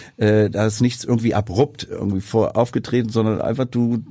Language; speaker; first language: German; native; German